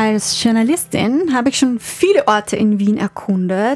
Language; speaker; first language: German; native; German